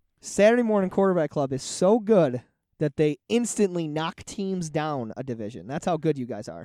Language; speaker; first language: English; native; English